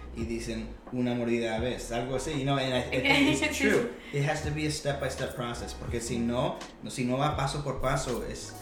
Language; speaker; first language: Spanish; early bilingual, heritage; Spanish